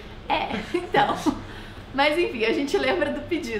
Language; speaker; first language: Portuguese; native; Portuguese